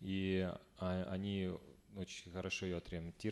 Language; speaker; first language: Russian; native; Russian